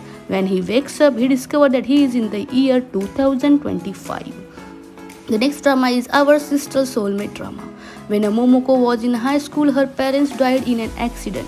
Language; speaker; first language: English; non-native, fluent; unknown